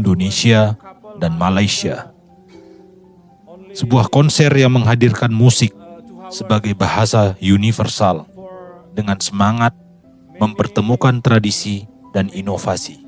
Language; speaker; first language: Indonesian; native; Indonesian